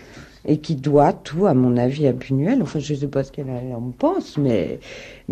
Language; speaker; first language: French; native; French